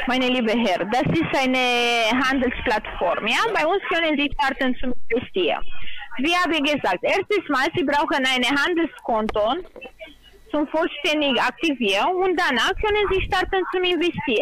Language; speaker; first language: German; non-native, learner; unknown